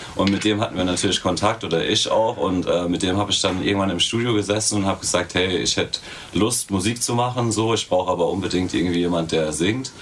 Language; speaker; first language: German; native; German